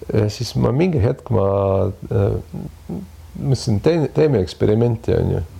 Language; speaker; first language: Estonian; non-native, local second language; Russian